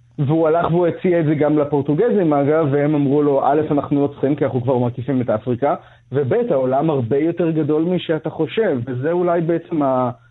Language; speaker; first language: Hebrew; native; Hebrew